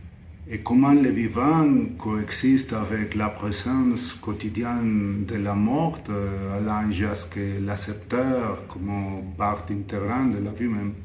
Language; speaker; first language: French; non-native, fluent; Spanish